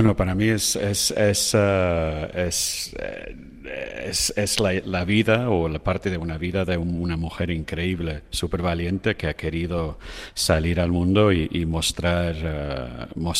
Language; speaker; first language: Spanish; non-native, fluent; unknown